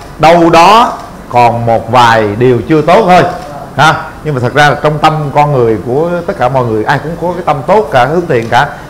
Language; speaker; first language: Vietnamese; native; Vietnamese